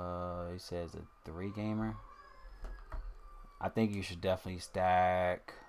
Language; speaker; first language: English; native; English